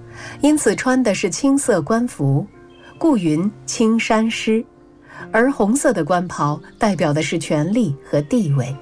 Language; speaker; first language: Chinese; native; Chinese